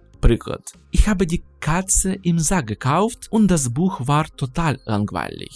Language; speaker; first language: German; non-native, fluent; Ukrainian